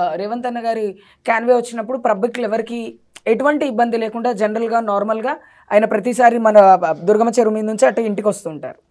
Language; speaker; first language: Telugu; native; Telugu